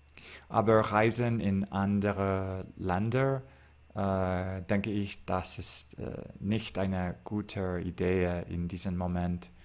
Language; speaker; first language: German; non-native, learner; English